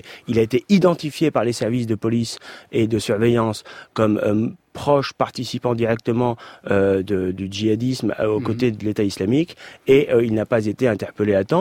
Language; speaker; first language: French; native; French